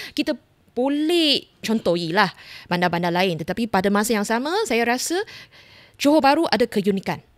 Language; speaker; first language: Malay; non-native, local second language; Chinese